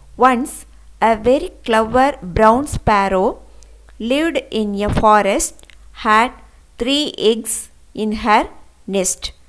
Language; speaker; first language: English; non-native, local second language; Tamil